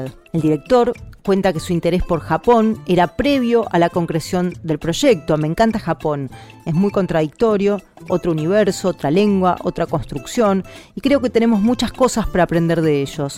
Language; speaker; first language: Spanish; native; Spanish